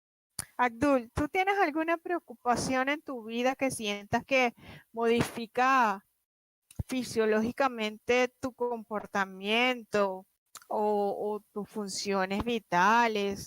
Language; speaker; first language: Spanish; native; Spanish